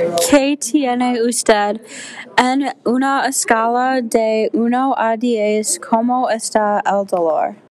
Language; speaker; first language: Spanish; non-native, learner; English